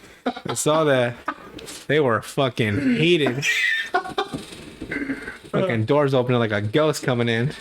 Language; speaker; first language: English; native; English